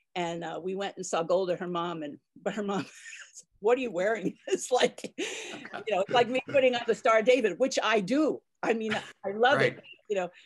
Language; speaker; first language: English; native; English